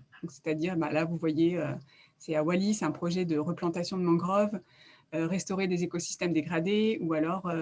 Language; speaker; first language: French; native; French